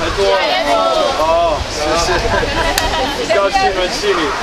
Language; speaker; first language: Chinese; non-native, learner; English